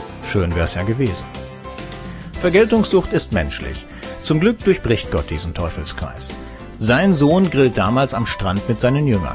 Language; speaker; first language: German; native; German